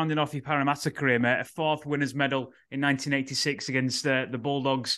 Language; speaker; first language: English; native; English